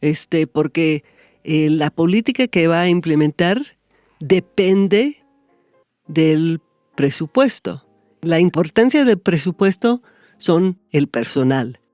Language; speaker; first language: Spanish; non-native, fluent; English